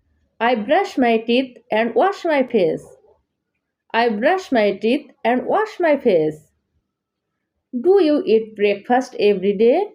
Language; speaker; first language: English; non-native, learner; Bangla